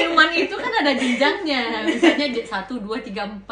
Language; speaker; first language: Indonesian; native; Indonesian